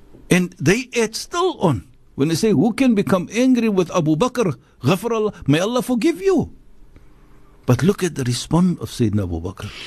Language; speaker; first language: English; native; English